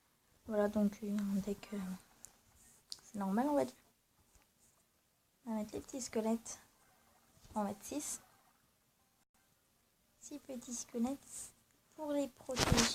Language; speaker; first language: French; native; French